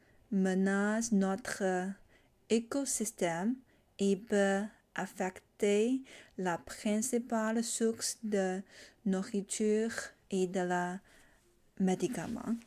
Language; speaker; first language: French; non-native, learner; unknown